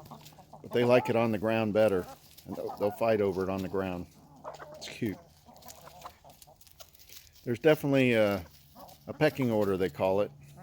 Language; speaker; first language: English; native; English